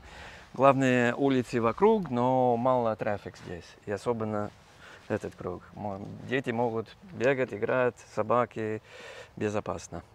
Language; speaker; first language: Russian; non-native, learner; English